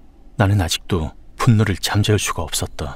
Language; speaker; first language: Korean; native; Korean